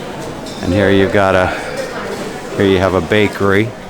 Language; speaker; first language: English; native; English